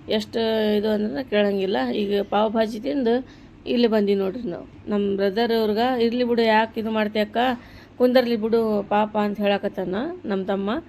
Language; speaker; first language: Kannada; native; Kannada